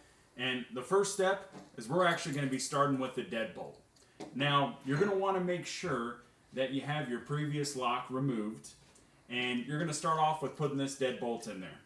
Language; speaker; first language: English; native; English